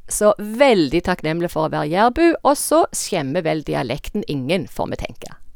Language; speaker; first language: Norwegian; native; Norwegian